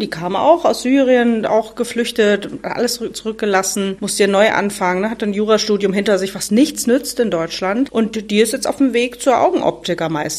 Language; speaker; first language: German; native; German